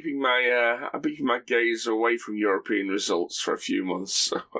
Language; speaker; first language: English; native; English